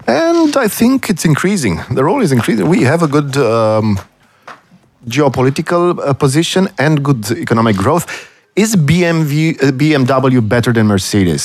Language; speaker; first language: English; non-native, fluent; Romanian